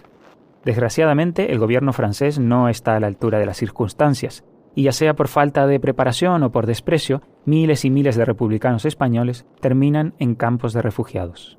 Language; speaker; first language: Spanish; native; Spanish